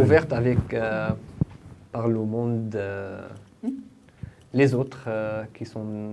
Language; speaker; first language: French; non-native, fluent; Arabic